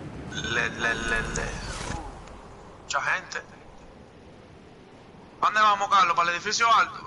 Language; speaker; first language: Spanish; early bilingual, heritage; Spanish